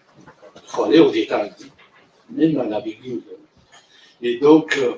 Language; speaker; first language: French; non-native, fluent; Spanish